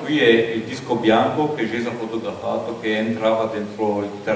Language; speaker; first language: Italian; native; Italian